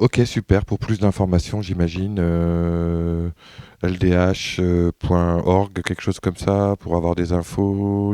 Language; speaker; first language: French; native; French